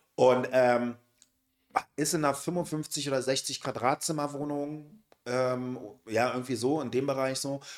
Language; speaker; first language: German; native; German